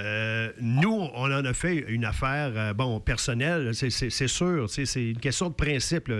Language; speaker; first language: French; native; French